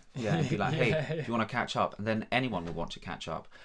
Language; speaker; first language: English; non-native, fluent; Danish